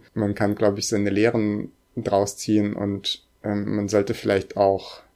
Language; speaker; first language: German; early bilingual, other home language; Russian